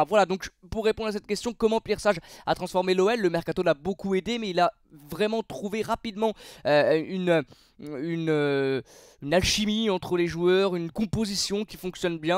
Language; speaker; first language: French; native; French